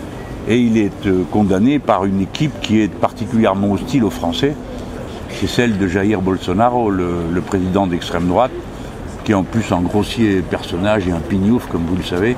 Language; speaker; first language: French; native; French